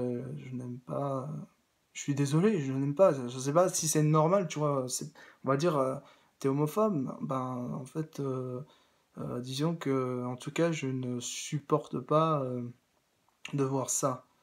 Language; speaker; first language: French; native; French